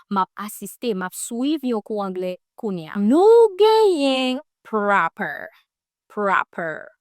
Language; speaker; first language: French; non-native, learner; Haitian Creole